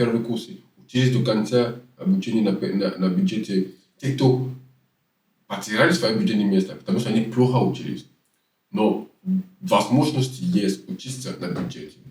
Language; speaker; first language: Russian; non-native, fluent; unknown